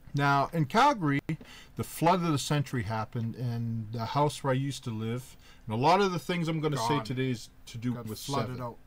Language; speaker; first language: English; native; English